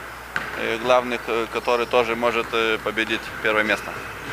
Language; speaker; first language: Russian; non-native, fluent; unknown